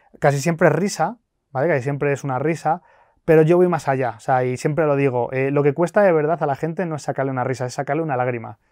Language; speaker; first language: Spanish; native; Spanish